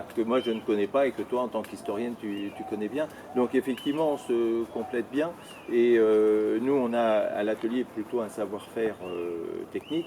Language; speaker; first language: French; native; French